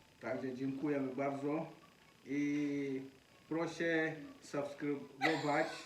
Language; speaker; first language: Polish; non-native, learner; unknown